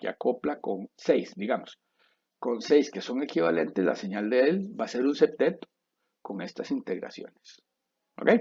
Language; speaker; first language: Spanish; native; Spanish